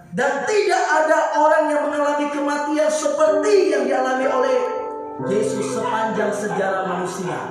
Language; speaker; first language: Indonesian; native; Indonesian